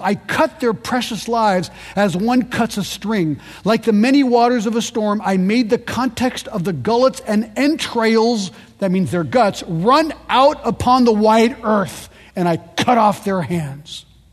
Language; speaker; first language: English; early bilingual, other home language; French